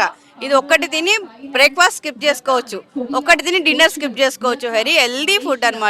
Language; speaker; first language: Telugu; native; Telugu